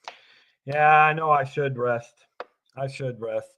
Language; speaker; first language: English; native; English